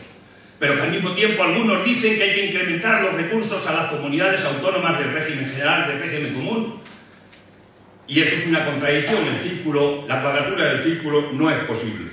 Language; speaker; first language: Spanish; native; Spanish